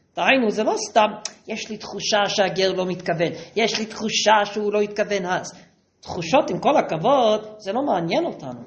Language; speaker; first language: Hebrew; native; Hebrew